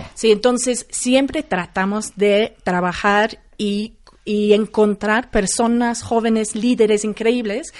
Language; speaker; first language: Spanish; non-native, fluent; English